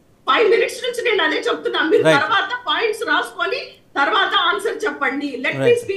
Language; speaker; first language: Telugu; native; Telugu